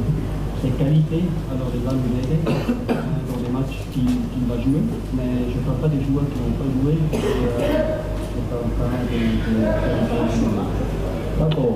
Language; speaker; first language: French; non-native, fluent; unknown